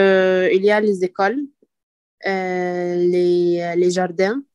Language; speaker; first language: French; non-native, learner; Arabic